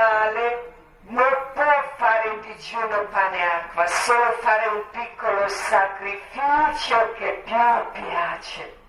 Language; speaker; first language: Italian; non-native, learner; Croatian